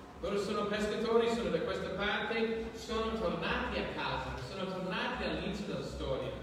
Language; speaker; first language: Italian; non-native, fluent; English